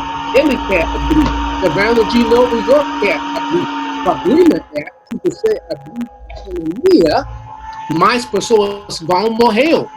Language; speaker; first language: Portuguese; non-native, learner; English